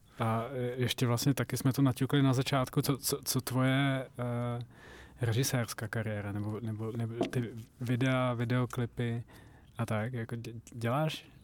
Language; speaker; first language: Czech; native; Czech